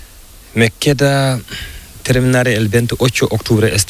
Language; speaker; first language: Spanish; non-native, learner; Fula